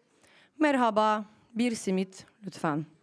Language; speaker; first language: Turkish; non-native, fluent; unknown